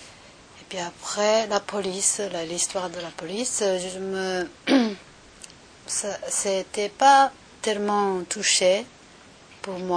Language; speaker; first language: French; non-native, learner; Japanese